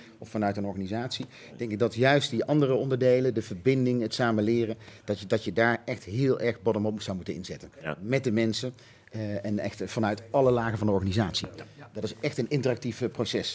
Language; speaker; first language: Dutch; native; Dutch